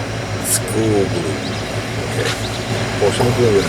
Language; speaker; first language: English; native; English